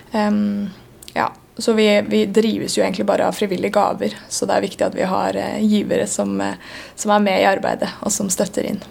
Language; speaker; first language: Norwegian; native; Norwegian